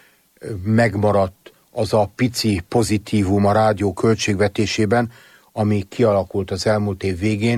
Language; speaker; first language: Hungarian; native; Hungarian